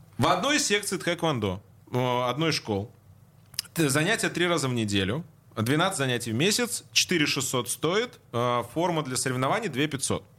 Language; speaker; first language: Russian; native; Russian